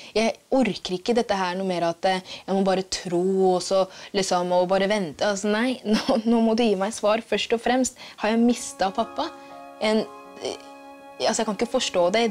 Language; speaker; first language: Norwegian; early bilingual, other home language; Kikuyu